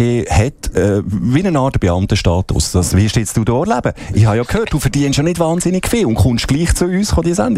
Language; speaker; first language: German; native; German